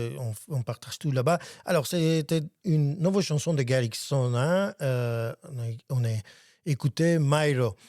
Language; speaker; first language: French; non-native, learner; Armenian